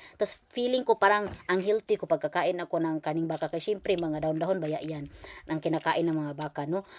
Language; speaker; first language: Filipino; non-native, local second language; Cebuano